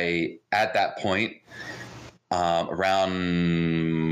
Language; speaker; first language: English; early bilingual, other home language; Hebrew